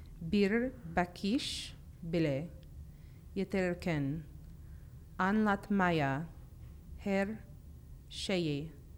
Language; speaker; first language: Turkish; non-native, learner; English